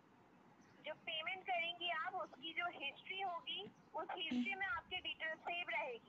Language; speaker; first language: Hindi; native; Hindi